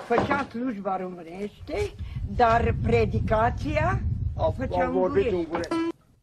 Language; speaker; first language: Romanian; non-native, local second language; Hungarian